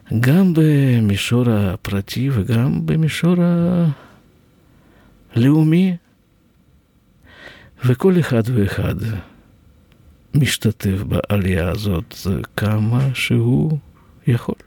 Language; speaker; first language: Hebrew; non-native, fluent; Russian